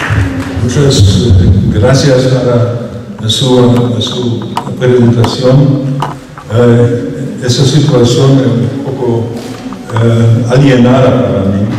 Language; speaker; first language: Spanish; non-native, fluent; German